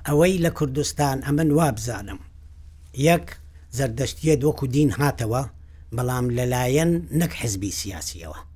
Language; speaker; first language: Central Kurdish; native; Central Kurdish